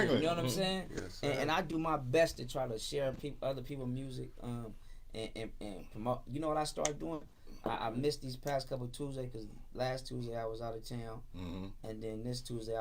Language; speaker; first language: English; native; English